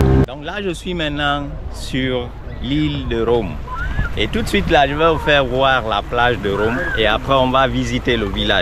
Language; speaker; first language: French; non-native, local second language; Susu